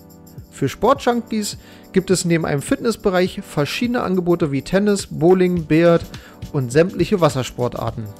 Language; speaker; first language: German; native; German